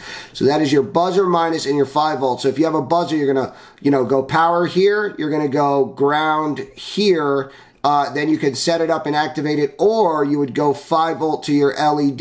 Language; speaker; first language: English; native; English